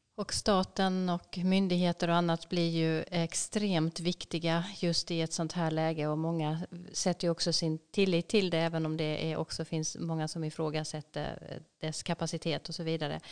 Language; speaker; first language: Swedish; native; Swedish